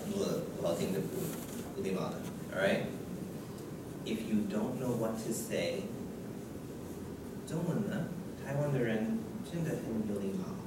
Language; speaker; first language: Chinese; non-native, learner; English